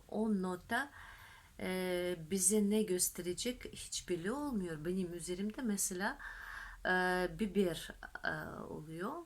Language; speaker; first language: Turkish; non-native, fluent; Russian